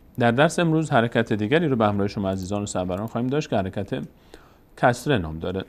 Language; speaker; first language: Persian; native; Persian